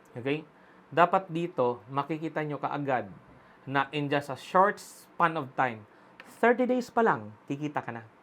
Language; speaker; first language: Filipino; non-native, local second language; Cebuano